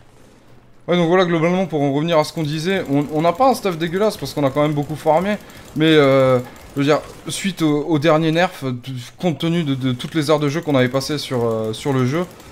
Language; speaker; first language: French; native; French